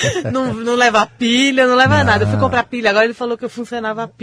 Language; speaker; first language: Portuguese; native; Portuguese